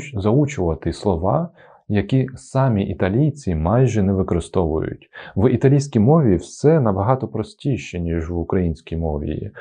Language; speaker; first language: Ukrainian; non-native, fluent; Italian